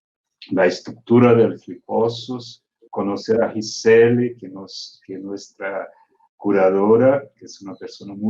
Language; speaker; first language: Spanish; non-native, fluent; Portuguese